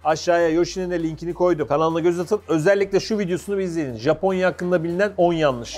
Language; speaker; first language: Turkish; native; Turkish